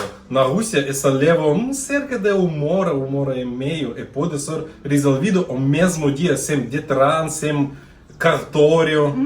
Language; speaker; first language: Portuguese; non-native, learner; Russian